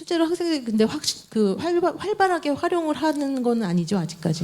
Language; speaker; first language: Korean; native; Korean